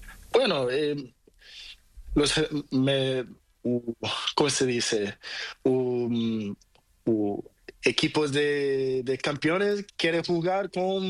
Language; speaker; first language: Spanish; non-native, learner; Portuguese